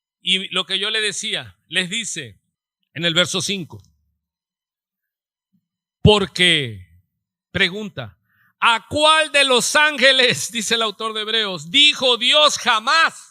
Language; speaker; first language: Spanish; native; Spanish